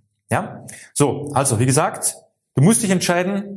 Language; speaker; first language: German; native; German